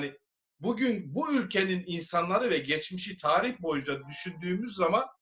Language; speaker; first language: Turkish; native; Turkish